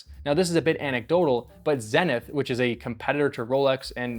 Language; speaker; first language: English; native; English